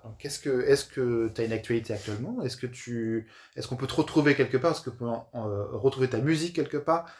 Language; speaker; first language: French; native; French